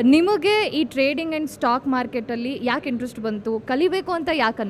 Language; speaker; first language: Kannada; native; Kannada